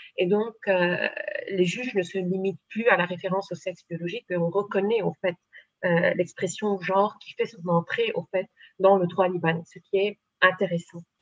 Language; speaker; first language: French; non-native, local second language; Arabic